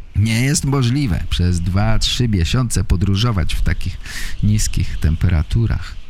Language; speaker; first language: Polish; native; Polish